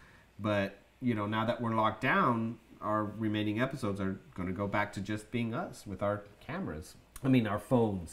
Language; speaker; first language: English; native; English